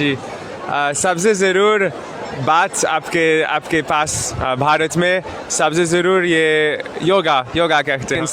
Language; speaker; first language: Hindi; non-native, learner; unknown